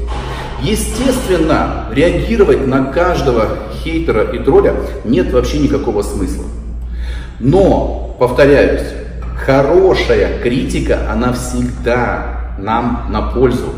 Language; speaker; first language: Russian; native; Russian